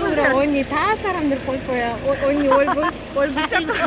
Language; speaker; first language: Korean; non-native, learner; Kazakh